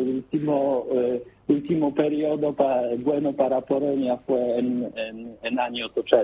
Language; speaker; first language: Spanish; non-native, learner; Polish